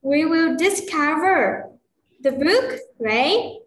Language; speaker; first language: English; non-native, fluent; Vietnamese